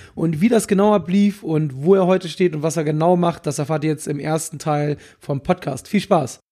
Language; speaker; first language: German; native; German